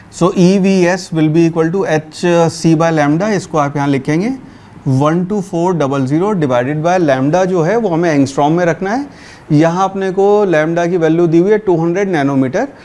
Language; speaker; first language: Hindi; native; Hindi